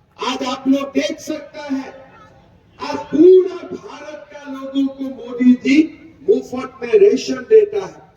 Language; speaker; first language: Hindi; non-native, local second language; Assamese